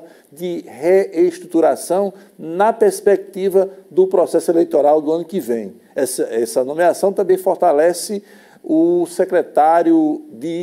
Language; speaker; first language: Portuguese; native; Portuguese